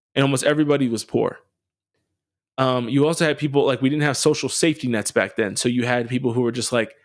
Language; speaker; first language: English; native; English